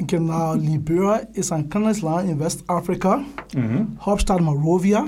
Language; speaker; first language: German; non-native, learner; English